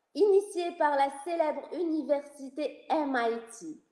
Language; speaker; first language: French; non-native, local second language; Arabic